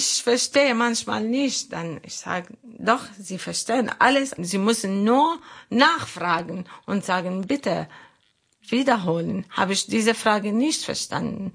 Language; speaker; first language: German; non-native, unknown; Arabic